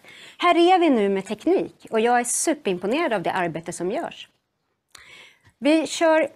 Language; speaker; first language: Swedish; native; Swedish